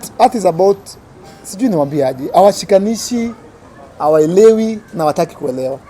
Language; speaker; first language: Swahili; native; Swahili